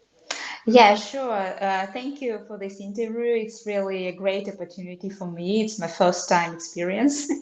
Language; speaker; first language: English; non-native, fluent; Russian